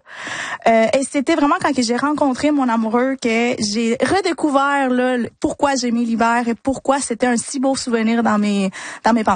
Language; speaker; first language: French; early bilingual, other home language; Spanish